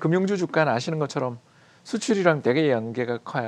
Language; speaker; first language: Korean; native; Korean